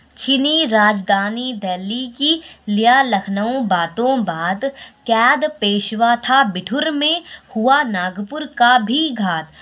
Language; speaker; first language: Hindi; native; Hindi